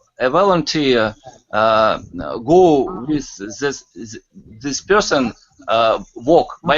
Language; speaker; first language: English; non-native, learner; Russian